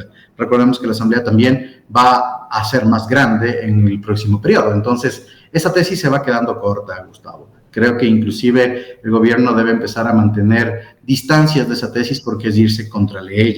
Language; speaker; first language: Spanish; native; Spanish